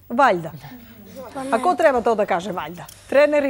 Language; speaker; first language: Serbian; native; Serbian